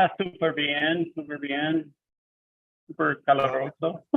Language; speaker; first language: Spanish; non-native, learner; English